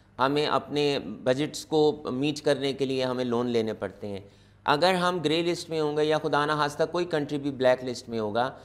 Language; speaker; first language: Urdu; non-native, local second language; Punjabi